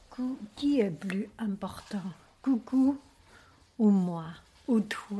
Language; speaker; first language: French; non-native, learner; Chinese